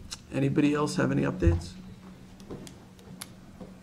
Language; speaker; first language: English; native; English